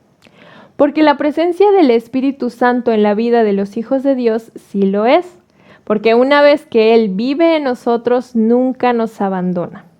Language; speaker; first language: Spanish; native; Spanish